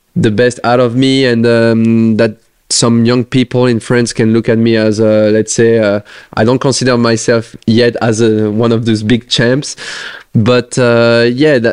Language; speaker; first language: English; non-native, fluent; French